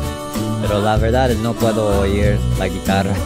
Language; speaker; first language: Spanish; non-native, learner; English